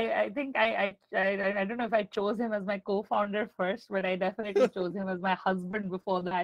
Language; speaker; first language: English; non-native, local second language; Hindi